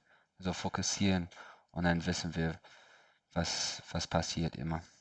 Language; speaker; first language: German; non-native, learner; English